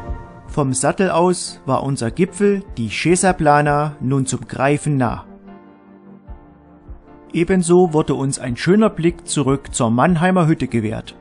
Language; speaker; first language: German; native; German